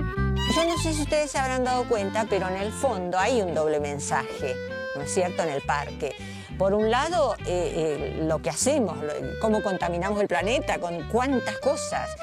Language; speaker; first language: Spanish; native; Spanish